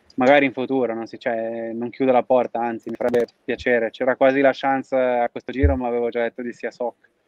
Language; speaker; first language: Italian; native; Italian